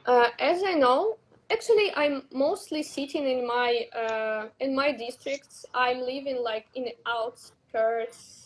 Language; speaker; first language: English; non-native, learner; Russian